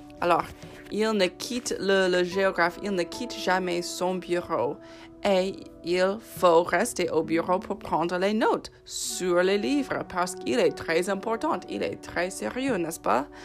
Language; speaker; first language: French; non-native, fluent; English